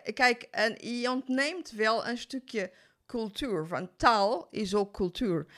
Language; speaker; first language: Dutch; non-native, fluent; Portuguese